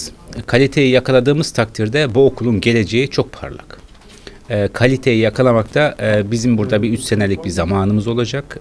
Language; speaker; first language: Turkish; early bilingual, other home language; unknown